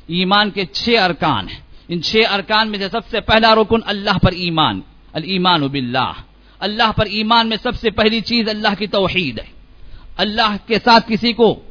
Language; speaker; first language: Urdu; native; Urdu